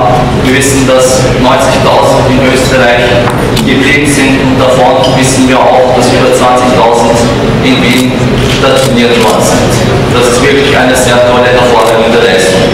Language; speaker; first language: German; non-native, fluent; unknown